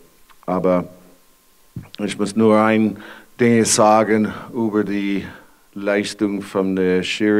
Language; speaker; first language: German; non-native, fluent; English